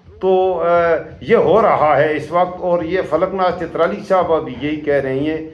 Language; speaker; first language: Urdu; non-native, local second language; Pashto